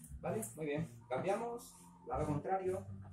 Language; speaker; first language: Spanish; native; Spanish